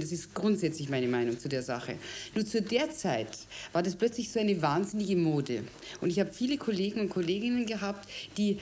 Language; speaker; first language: German; native; German